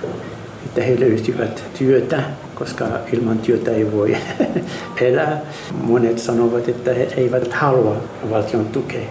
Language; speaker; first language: Finnish; non-native, fluent; Arabic